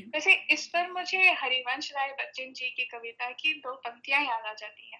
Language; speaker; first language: Hindi; early bilingual, heritage; Punjabi